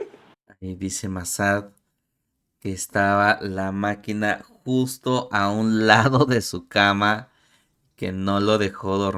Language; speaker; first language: Spanish; native; Spanish